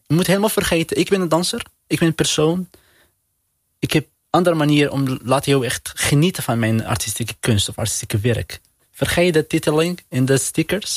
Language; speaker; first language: Dutch; non-native, fluent; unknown